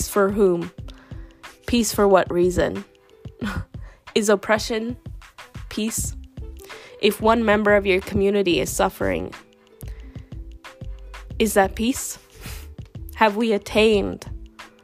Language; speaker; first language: English; native; English